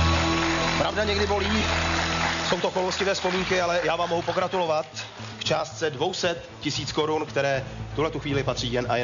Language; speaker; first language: Czech; native; Czech